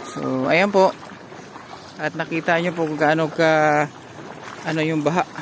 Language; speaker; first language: Filipino; non-native, local second language; Hiligaynon